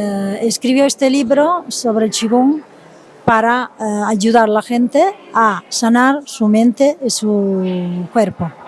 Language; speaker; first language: Spanish; non-native, fluent; Italian